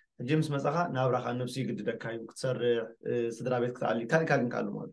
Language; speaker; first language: Tigrinya; native; Tigrinya